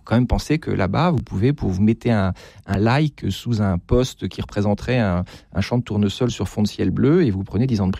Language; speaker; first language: French; native; French